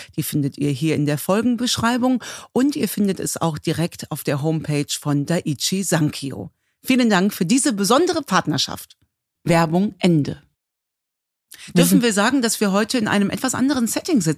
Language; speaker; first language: German; native; German